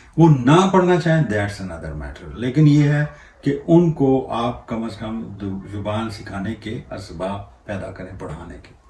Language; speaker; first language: Urdu; non-native, local second language; Punjabi